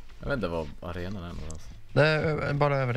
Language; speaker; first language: Swedish; native; Swedish